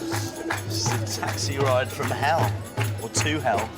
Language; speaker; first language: English; native; English